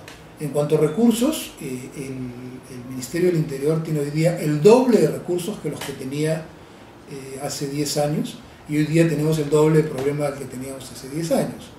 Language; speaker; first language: Spanish; native; Spanish